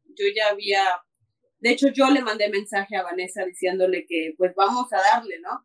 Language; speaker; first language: Spanish; native; Spanish